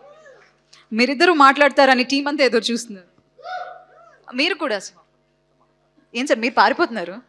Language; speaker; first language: Telugu; native; Telugu